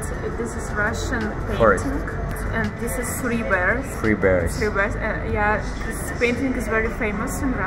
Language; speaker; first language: English; non-native, learner; Russian